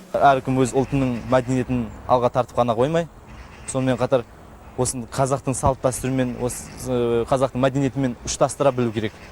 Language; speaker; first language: Kazakh; non-native, local second language; Tajik